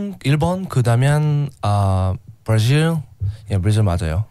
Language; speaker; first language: Korean; non-native, learner; English